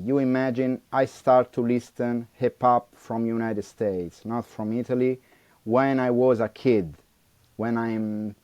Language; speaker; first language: English; non-native, learner; Italian